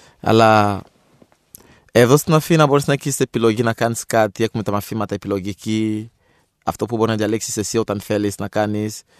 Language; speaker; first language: Greek; non-native, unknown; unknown